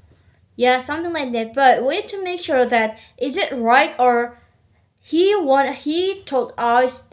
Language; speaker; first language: English; non-native, learner; Indonesian